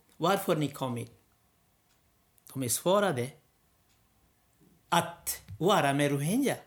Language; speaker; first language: Swedish; non-native, learner; Rohingya